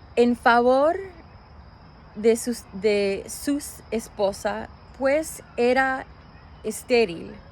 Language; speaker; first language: Spanish; early bilingual, other home language; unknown